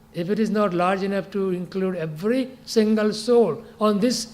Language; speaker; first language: English; non-native, local second language; Gujarati